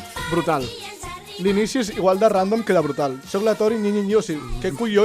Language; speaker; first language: Catalan; native; Catalan